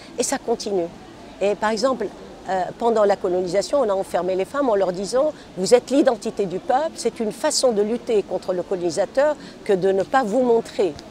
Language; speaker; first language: French; non-native, local second language; Arabic